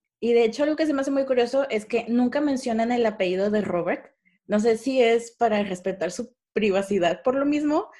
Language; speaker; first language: Spanish; native; Spanish